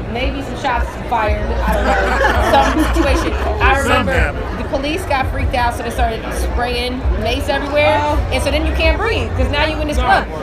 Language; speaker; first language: English; native; English